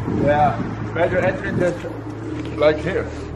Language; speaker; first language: English; non-native, learner; Dutch